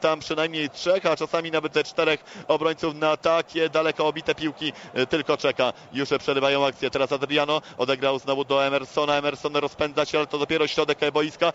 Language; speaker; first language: Polish; native; Polish